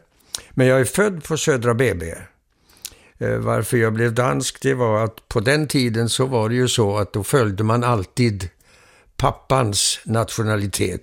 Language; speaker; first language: Swedish; early bilingual, heritage; Swedish